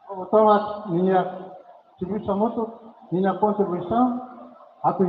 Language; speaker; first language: Portuguese; non-native, local second language; Tetum